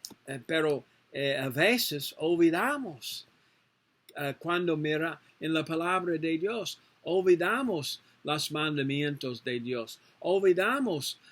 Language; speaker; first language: Spanish; non-native, learner; English